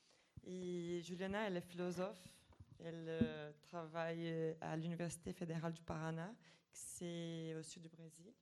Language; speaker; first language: French; non-native, fluent; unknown